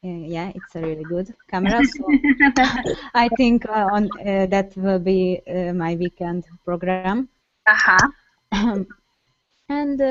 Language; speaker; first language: English; non-native, learner; Hungarian